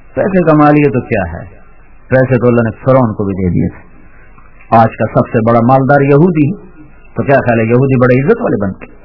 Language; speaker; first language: Urdu; non-native, local second language; Punjabi